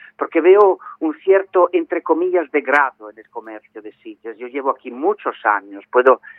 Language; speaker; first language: Spanish; non-native, fluent; Italian